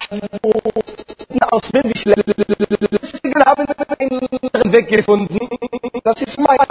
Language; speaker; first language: German; non-native, learner; Arabic